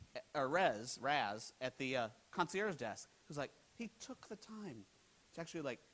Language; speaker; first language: English; native; English